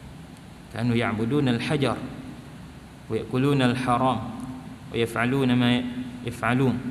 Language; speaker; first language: Arabic; non-native, fluent; Malay